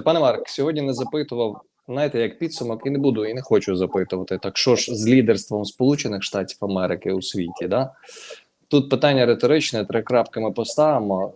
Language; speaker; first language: Ukrainian; native; Ukrainian